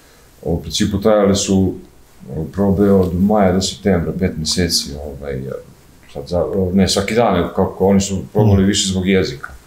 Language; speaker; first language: Croatian; native; Croatian